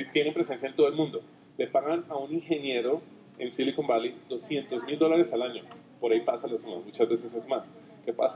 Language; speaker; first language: Spanish; native; Spanish